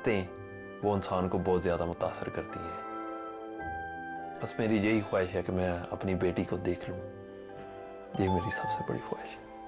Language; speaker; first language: Hindi; non-native, local second language; Punjabi